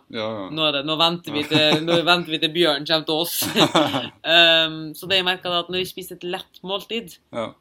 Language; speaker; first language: Norwegian; non-native, fluent; German